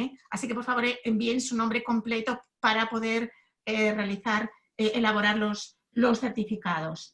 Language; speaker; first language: Spanish; native; Spanish